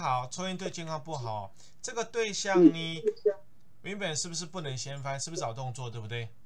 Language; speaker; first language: Chinese; native; Chinese